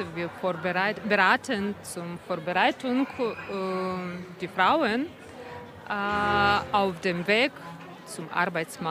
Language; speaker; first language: German; non-native, learner; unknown